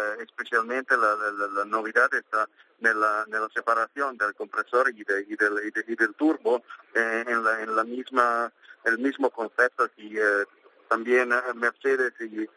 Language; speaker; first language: Spanish; non-native, learner; Italian